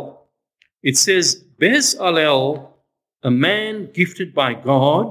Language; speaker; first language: English; native; English